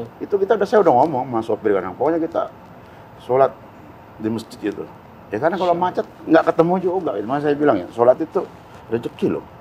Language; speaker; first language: Indonesian; native; Indonesian